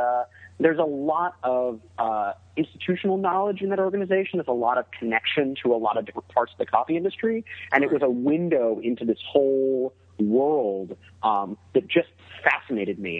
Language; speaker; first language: English; native; English